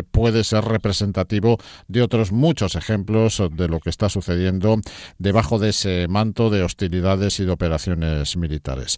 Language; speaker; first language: Spanish; native; Spanish